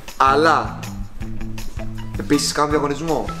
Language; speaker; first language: Greek; non-native, learner; Russian